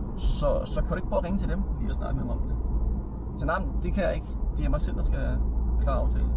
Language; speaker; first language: Danish; early bilingual, other home language; Serbian